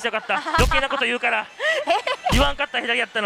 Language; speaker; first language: Japanese; native; Japanese